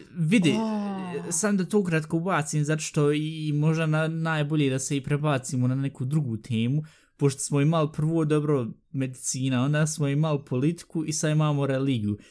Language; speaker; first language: Bosnian; early bilingual, heritage; Bosnian